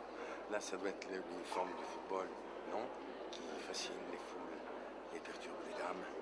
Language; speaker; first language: French; native; French